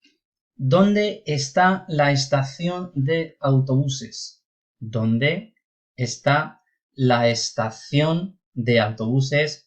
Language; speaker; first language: Spanish; non-native, fluent; Urdu